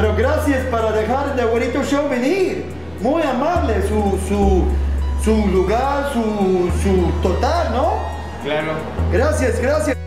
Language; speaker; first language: Spanish; non-native, learner; English